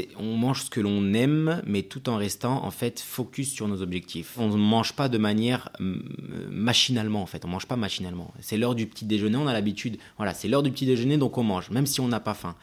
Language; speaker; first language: French; early bilingual, other home language; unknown